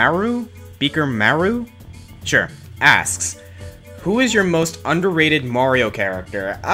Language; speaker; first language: English; native; English